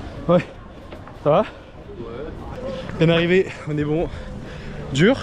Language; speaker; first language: French; native; French